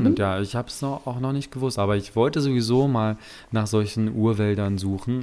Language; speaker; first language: German; native; German